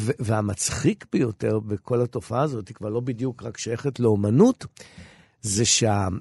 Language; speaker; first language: Hebrew; native; Hebrew